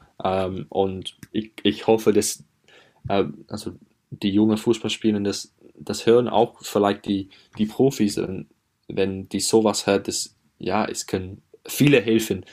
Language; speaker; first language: German; non-native, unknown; English